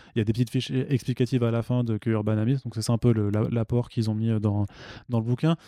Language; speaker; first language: French; native; French